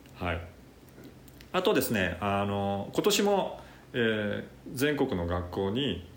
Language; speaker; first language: Japanese; native; Japanese